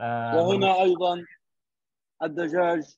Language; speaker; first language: Arabic; native; Arabic